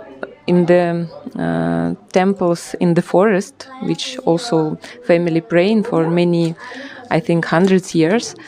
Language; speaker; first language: English; non-native, fluent; Russian